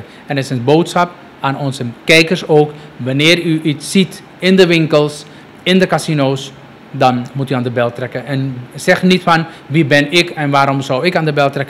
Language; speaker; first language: Dutch; native; Dutch